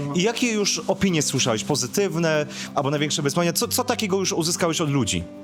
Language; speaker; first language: Polish; native; Polish